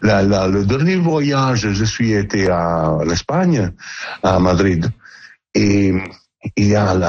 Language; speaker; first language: French; non-native, learner; Italian